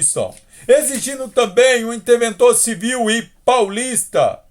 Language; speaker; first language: Portuguese; native; Portuguese